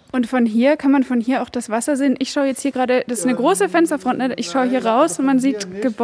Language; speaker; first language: German; native; German